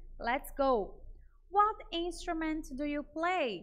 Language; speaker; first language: English; non-native, fluent; Portuguese